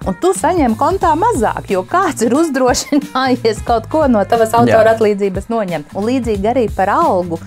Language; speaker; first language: Latvian; native; Latvian